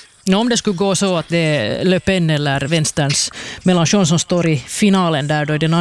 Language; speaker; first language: Swedish; native; Swedish